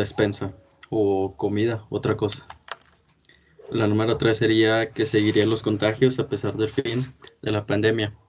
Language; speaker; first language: Spanish; native; Spanish